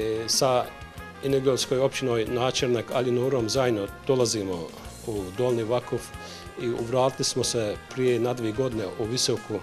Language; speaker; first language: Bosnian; early bilingual, heritage; Bosnian